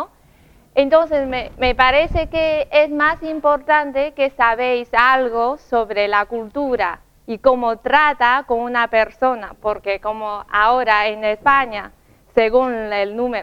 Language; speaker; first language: Spanish; non-native, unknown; Chinese